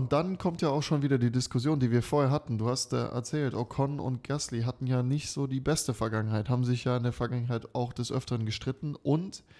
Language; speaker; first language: German; native; German